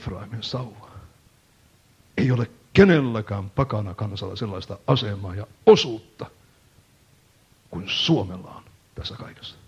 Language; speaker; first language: Finnish; native; Finnish